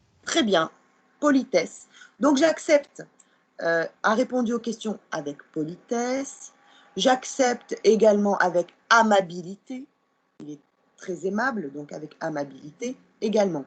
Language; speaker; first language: French; non-native, local second language; Arabic